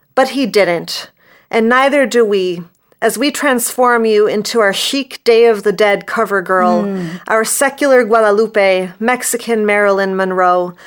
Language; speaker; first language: English; native; English